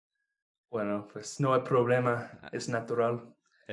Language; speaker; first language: Spanish; non-native, fluent; English